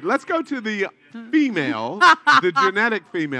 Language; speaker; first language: English; native; English